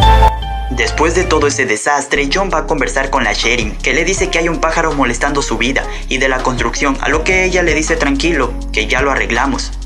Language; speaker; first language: Spanish; native; Spanish